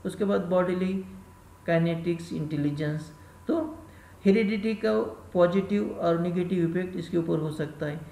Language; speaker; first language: Hindi; non-native, local second language; Marathi